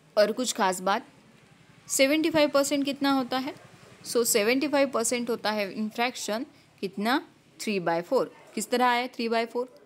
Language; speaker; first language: Hindi; non-native, local second language; Marathi